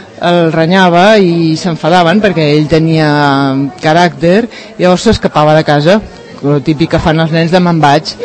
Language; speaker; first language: Catalan; native; Catalan